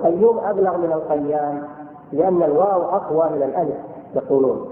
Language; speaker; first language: Arabic; native; Arabic